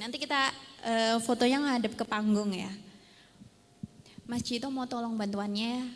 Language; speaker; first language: Indonesian; native; Indonesian